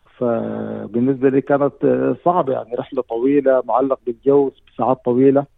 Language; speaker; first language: Arabic; native; Arabic